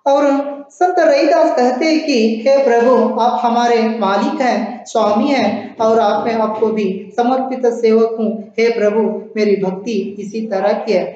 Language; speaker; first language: Hindi; non-native, local second language; Kannada